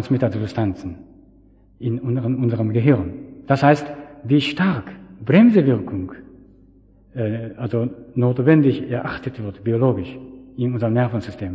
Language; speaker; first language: German; non-native, fluent; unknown